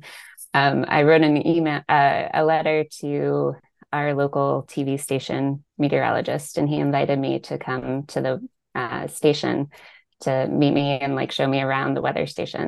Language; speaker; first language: English; native; English